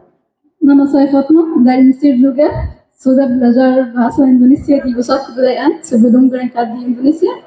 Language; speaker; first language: Indonesian; non-native, learner; Arabic